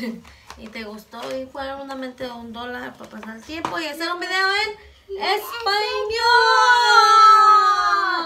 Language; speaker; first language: Spanish; early bilingual, heritage; Spanish